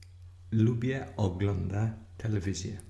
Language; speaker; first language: Polish; non-native, learner; English